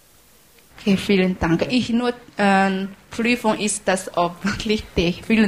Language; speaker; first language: German; non-native, learner; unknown